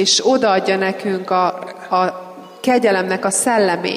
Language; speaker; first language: Hungarian; native; Hungarian